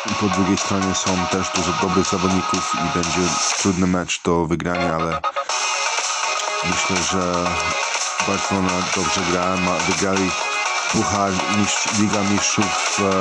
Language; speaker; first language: Polish; early bilingual, heritage; Polish